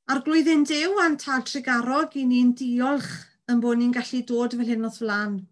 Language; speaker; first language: Welsh; native; Welsh